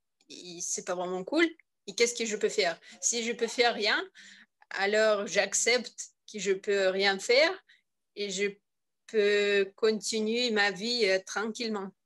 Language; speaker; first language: French; non-native, learner; Russian